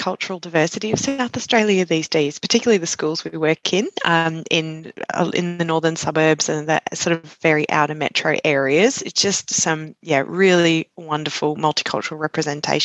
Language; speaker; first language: English; native; English